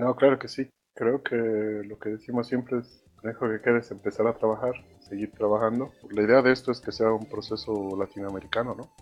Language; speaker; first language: Spanish; native; Spanish